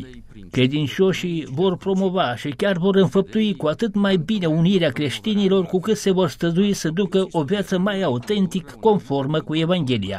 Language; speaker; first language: Romanian; native; Romanian